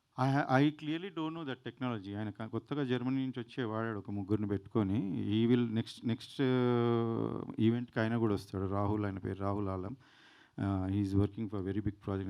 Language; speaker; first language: Telugu; native; Telugu